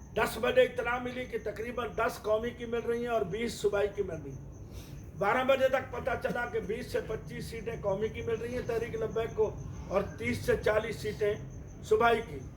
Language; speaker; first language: Urdu; non-native, local second language; Sindhi